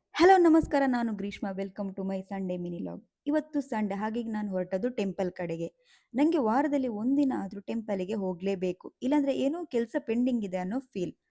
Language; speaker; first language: Kannada; non-native, local second language; Tulu